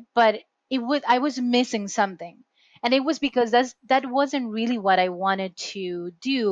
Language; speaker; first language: English; non-native, fluent; Spanish